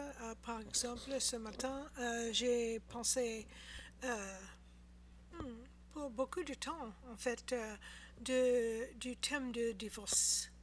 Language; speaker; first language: French; non-native, learner; English